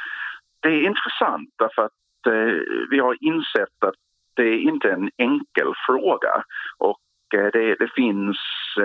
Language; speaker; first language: Swedish; non-native, fluent; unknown